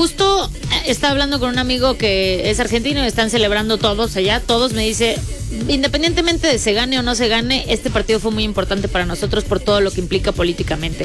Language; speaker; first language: Spanish; native; Spanish